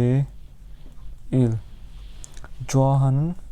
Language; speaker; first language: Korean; non-native, fluent; Urdu